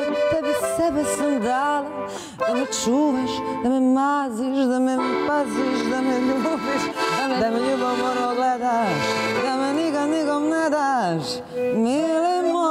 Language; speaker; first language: Serbian; native; Serbian